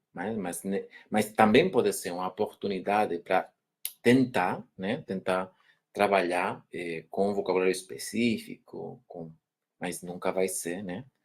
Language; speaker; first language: Portuguese; non-native, fluent; Spanish